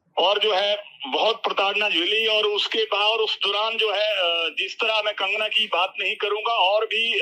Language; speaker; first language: Hindi; native; Hindi